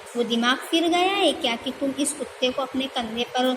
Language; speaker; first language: Hindi; non-native, local second language; Gujarati